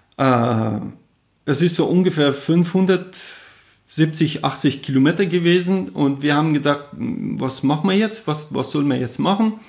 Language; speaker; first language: German; non-native, fluent; Persian